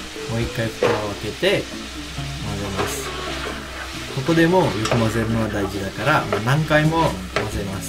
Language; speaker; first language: Japanese; non-native, learner; Sinhala